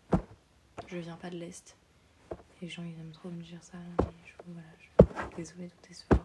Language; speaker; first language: French; native; French